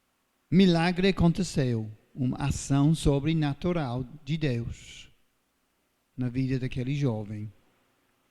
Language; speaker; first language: Portuguese; non-native, fluent; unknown